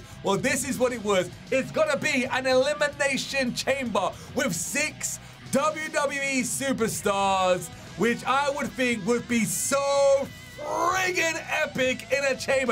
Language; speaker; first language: English; native; English